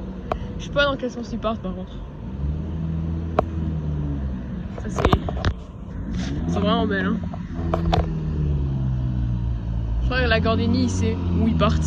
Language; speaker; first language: French; native; French